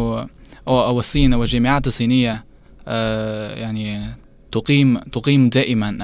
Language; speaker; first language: Arabic; non-native, learner; Chinese